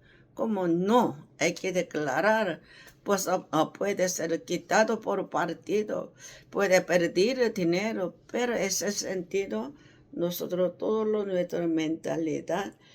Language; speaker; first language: Spanish; non-native, learner; Korean